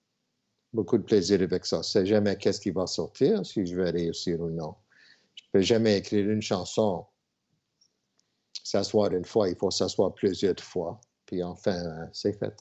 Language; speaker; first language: French; non-native, local second language; English